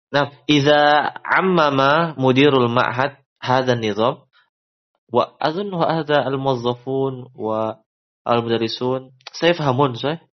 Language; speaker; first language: Arabic; non-native, fluent; Indonesian